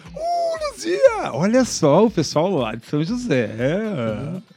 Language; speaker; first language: Portuguese; native; Portuguese